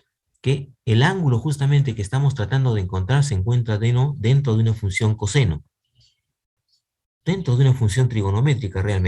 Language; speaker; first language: Spanish; native; Spanish